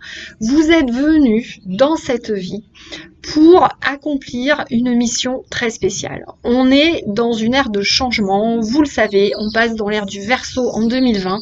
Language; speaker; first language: French; native; French